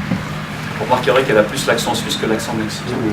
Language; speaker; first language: French; native; French